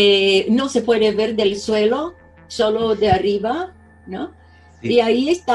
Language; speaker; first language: Spanish; non-native, fluent; Portuguese